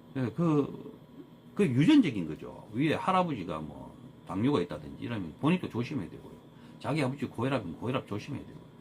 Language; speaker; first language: Korean; native; Korean